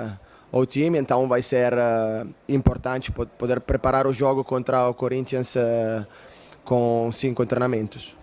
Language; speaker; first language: Portuguese; non-native, fluent; Italian